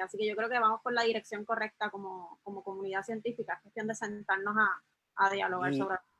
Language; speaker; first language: Spanish; native; Spanish